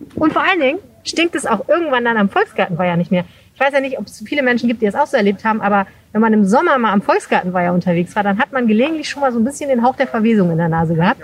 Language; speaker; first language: German; native; German